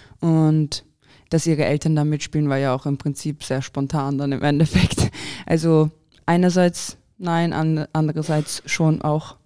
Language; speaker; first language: German; early bilingual, other home language; Croatian